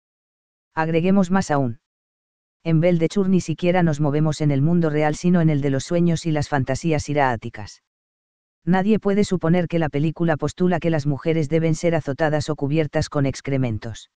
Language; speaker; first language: Spanish; native; Spanish